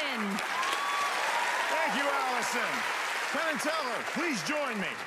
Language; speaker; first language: English; native; English